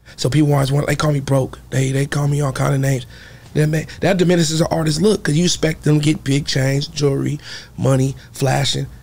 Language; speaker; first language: English; native; English